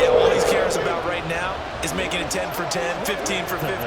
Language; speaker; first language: English; native; English